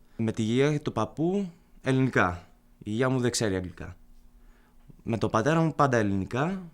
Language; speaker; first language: Greek; early bilingual, heritage; Greek